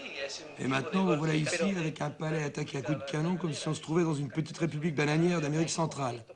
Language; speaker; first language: French; native; French